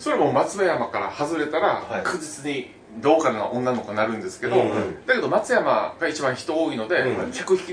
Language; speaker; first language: Japanese; native; Japanese